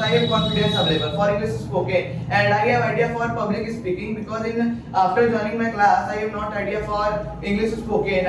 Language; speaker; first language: English; non-native, learner; Hindi